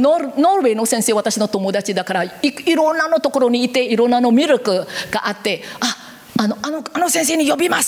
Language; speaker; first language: Japanese; non-native, learner; Korean